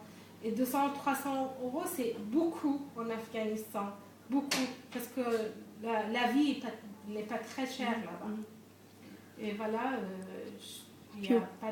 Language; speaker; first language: French; non-native, fluent; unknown